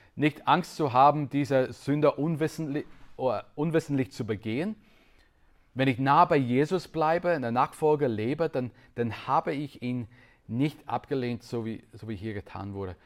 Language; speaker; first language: German; non-native, fluent; English